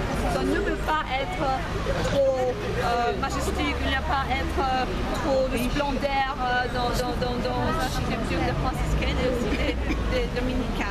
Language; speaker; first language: French; non-native, learner; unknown